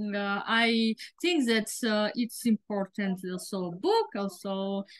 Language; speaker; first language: English; non-native, learner; Georgian